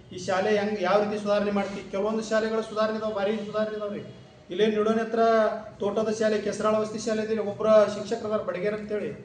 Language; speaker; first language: Kannada; native; Kannada